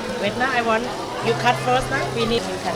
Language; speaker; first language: English; non-native, learner; Thai